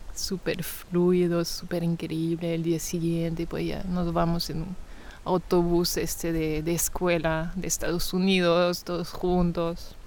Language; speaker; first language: Spanish; non-native, fluent; French